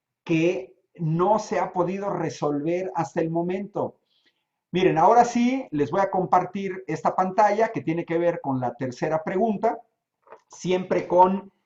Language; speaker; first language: Spanish; native; Spanish